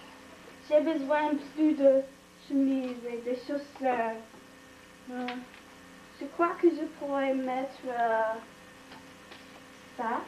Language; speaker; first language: French; non-native, learner; English